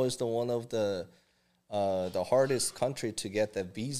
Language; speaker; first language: English; non-native, fluent; Korean